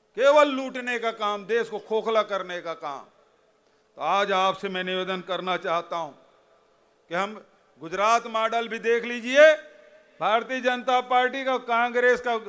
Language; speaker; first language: Hindi; native; Hindi